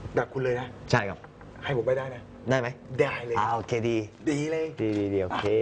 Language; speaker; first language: Thai; non-native, fluent; Japanese